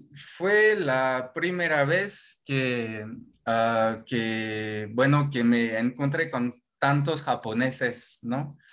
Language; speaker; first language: Spanish; non-native, fluent; French